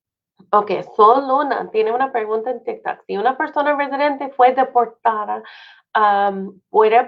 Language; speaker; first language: Spanish; non-native, fluent; English